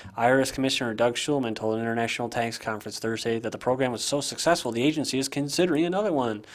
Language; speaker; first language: English; native; English